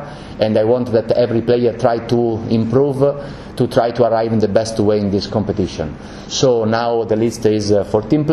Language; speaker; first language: English; non-native, learner; Italian